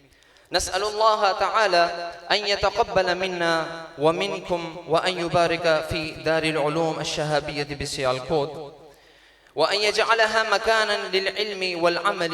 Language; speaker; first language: Arabic; non-native, learner; Urdu